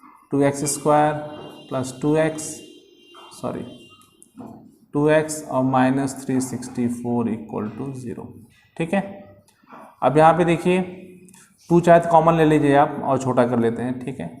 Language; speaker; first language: Hindi; native; Hindi